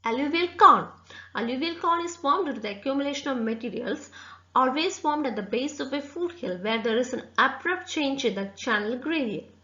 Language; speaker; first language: English; non-native, local second language; Malayalam